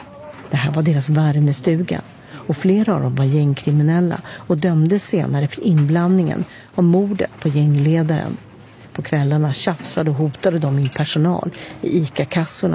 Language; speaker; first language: Swedish; native; Swedish